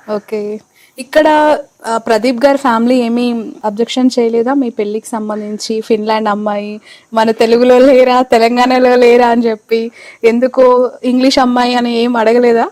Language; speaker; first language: Telugu; native; Telugu